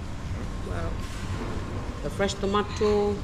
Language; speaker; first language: English; non-native, local second language; Fijian